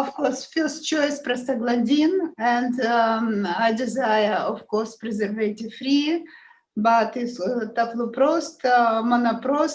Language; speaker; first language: English; non-native, learner; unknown